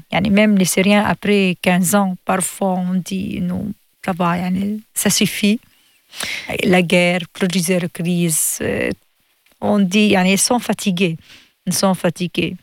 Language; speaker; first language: French; non-native, learner; Arabic